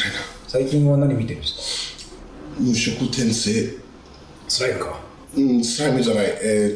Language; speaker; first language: Japanese; non-native, learner; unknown